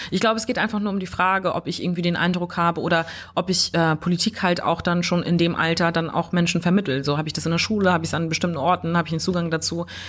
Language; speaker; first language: German; early bilingual, other home language; French